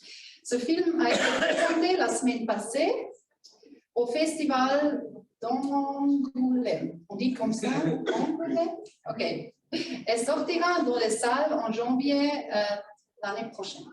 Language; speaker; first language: French; non-native, fluent; German